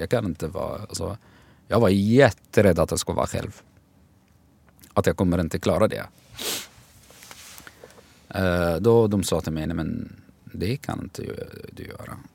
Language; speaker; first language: Swedish; non-native, fluent; Arabic